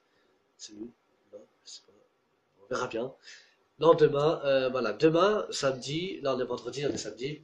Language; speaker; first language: French; native; French